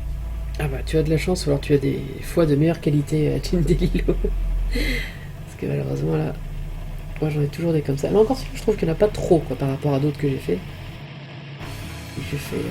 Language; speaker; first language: French; native; French